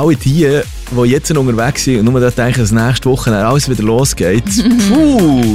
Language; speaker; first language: German; native; German